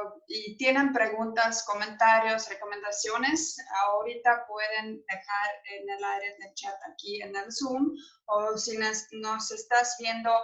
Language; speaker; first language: Spanish; non-native, fluent; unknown